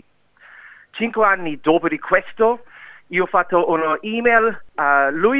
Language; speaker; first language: Italian; non-native, learner; English